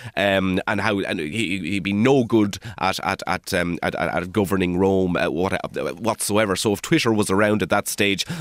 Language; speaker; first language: English; native; English